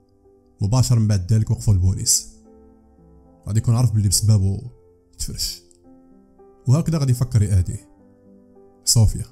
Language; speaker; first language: Arabic; native; Arabic